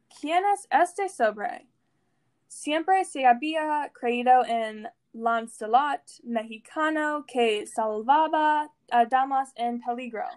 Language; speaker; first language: Spanish; non-native, learner; English